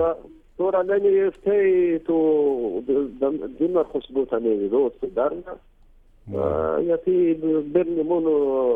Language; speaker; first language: Greek; non-native, learner; Arabic